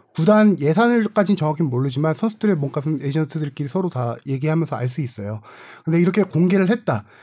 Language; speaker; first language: Korean; native; Korean